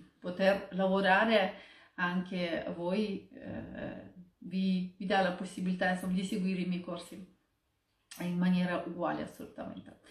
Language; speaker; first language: Italian; non-native, fluent; Russian